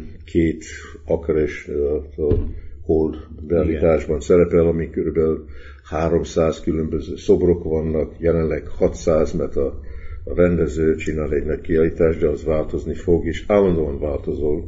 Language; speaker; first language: Hungarian; early bilingual, heritage; Hungarian